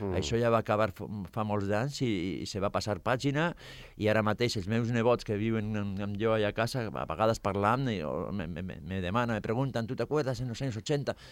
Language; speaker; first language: Catalan; non-native, fluent; Basque